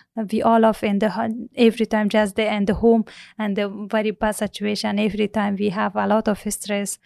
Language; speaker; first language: English; non-native, learner; Persian